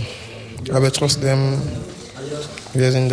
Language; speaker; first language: German; non-native, learner; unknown